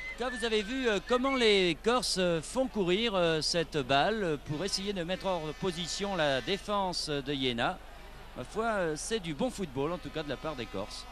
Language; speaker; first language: French; native; French